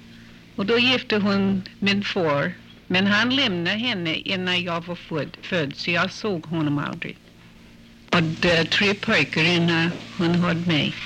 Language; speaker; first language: Swedish; early bilingual, heritage; English